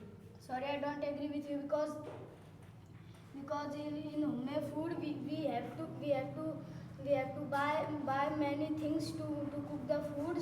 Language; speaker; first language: English; non-native, learner; Hindi